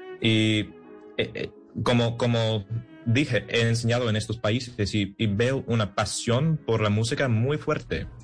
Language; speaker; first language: Spanish; non-native, fluent; English